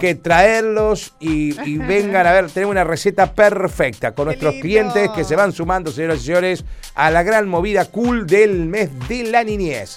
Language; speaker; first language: Spanish; native; Spanish